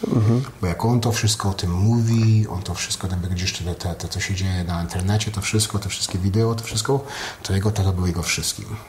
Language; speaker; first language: Polish; early bilingual, heritage; Polish